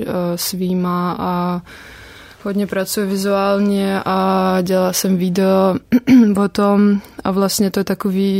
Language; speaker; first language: Czech; non-native, fluent; Russian